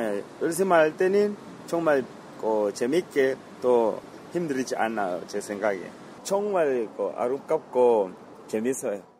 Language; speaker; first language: Korean; non-native, learner; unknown